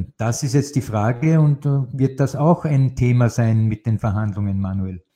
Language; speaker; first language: German; native; German